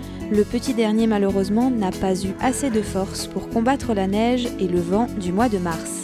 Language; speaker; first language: French; native; French